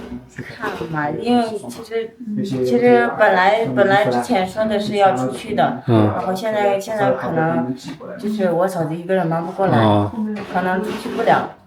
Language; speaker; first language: Chinese; non-native, local second language; Tibetan